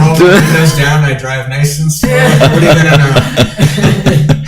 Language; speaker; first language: English; native; English